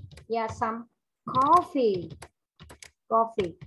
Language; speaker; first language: English; non-native, fluent; Vietnamese